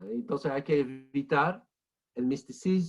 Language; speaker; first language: Spanish; non-native, fluent; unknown